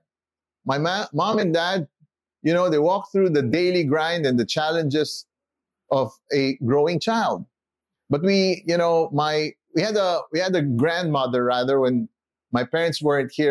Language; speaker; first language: English; non-native, local second language; Filipino